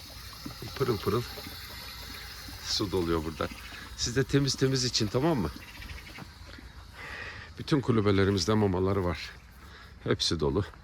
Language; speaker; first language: Turkish; native; Turkish